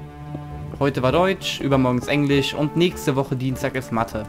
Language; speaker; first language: German; native; German